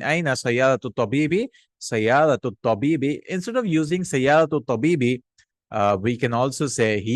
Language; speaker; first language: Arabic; non-native, fluent; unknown